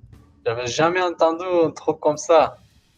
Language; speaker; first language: French; non-native, fluent; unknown